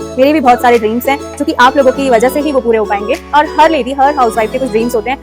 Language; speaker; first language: Hindi; native; Hindi